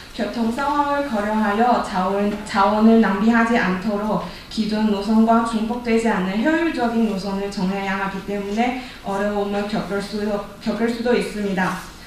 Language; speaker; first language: Korean; non-native, fluent; Chinese